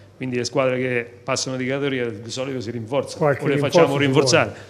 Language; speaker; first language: Italian; native; Italian